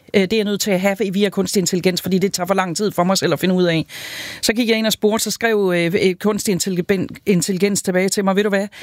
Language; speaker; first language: Danish; native; Danish